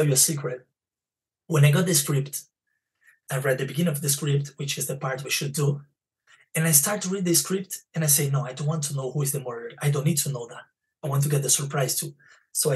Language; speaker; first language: English; non-native, learner; Portuguese